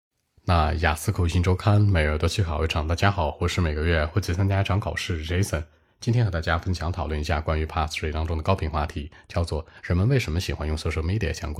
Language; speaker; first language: Chinese; native; Chinese